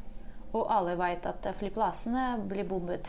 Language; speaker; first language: Swedish; non-native, fluent; Ukrainian